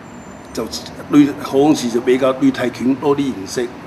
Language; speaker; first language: Cantonese; non-native, local second language; Min Nan Chinese